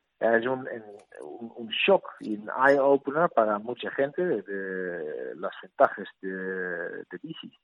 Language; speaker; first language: Spanish; non-native, learner; Dutch